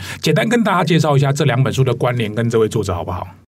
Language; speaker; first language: Chinese; native; Chinese